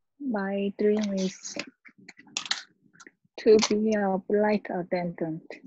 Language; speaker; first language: English; non-native, learner; Korean